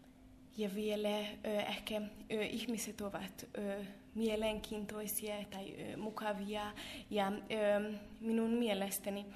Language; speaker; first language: Finnish; non-native, fluent; Hungarian